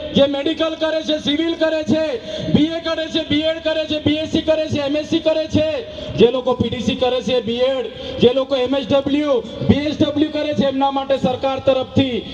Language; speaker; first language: Gujarati; non-native, local second language; Vasavi